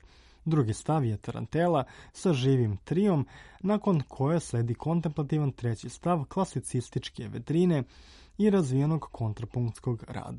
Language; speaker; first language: Croatian; native; Croatian